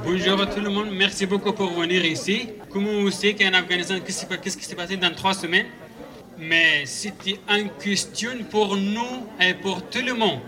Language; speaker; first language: French; non-native, learner; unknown